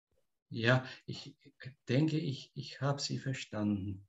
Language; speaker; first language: German; native; German